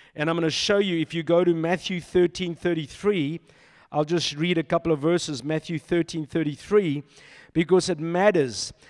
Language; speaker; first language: English; native; English